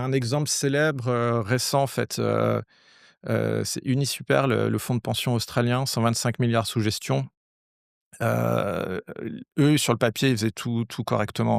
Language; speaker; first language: French; native; French